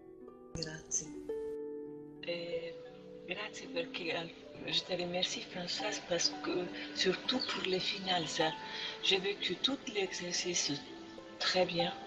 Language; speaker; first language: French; non-native, fluent; Italian